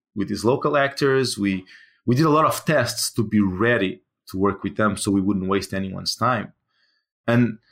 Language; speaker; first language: English; non-native, fluent; Portuguese